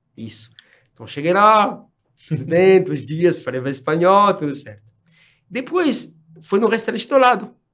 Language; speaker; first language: Portuguese; non-native, fluent; French